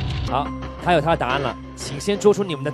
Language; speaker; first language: Chinese; native; Chinese